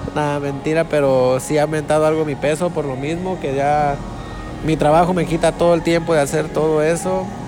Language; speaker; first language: Spanish; native; Spanish